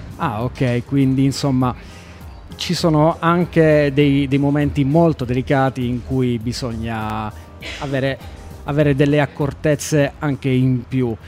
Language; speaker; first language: Italian; native; Italian